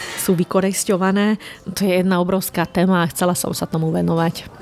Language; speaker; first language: Slovak; non-native, local second language; Hungarian